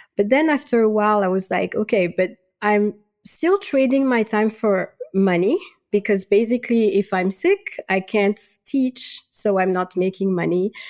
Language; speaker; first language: English; non-native, fluent; Malagasy